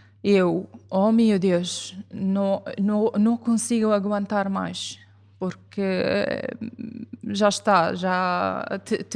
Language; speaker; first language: Portuguese; non-native, fluent; Arabic